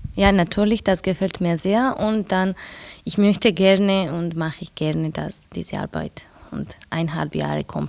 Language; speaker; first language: German; non-native, learner; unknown